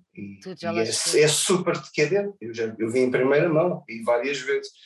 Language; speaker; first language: Portuguese; early bilingual, other home language; English